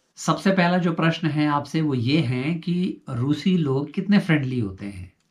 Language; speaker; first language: Hindi; native; Hindi